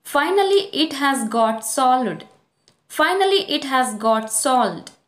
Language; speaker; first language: English; non-native, local second language; Kannada